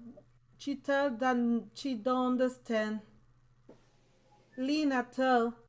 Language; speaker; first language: English; non-native, learner; Spanish